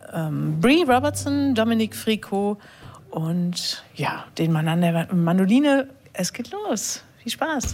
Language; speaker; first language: German; native; German